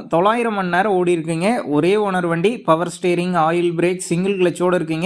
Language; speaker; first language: Tamil; native; Tamil